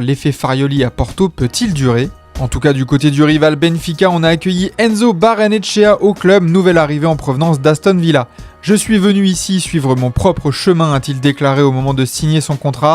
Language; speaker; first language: French; native; French